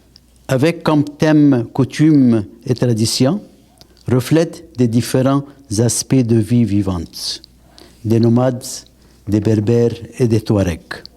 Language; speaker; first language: French; non-native, local second language; Arabic